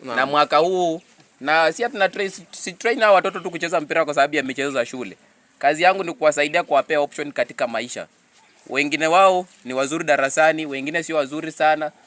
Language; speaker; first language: Swahili; non-native, local second language; Luyia